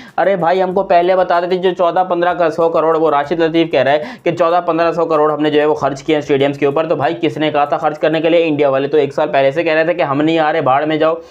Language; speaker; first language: Urdu; native; Urdu